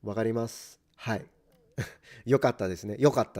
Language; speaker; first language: Japanese; non-native, fluent; English